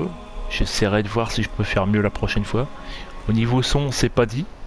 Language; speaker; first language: French; native; French